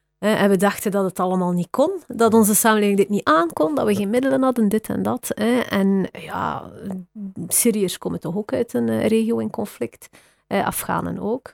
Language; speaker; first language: Dutch; native; Dutch